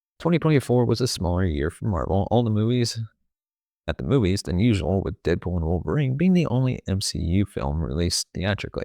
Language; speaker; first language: English; native; English